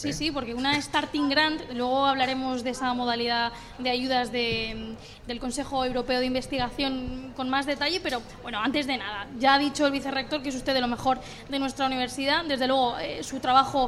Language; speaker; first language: Spanish; native; Spanish